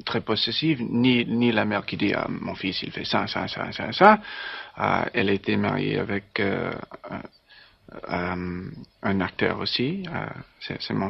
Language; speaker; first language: French; non-native, learner; English